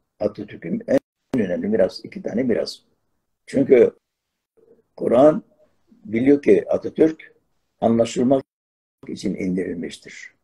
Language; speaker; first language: Turkish; non-native, local second language; Arabic